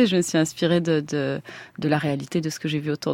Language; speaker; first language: French; non-native, local second language; Arabic